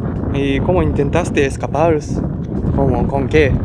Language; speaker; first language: Spanish; non-native, learner; Japanese